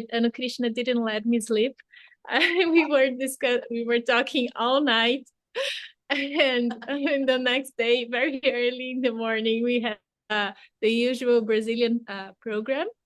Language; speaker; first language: English; non-native, fluent; Portuguese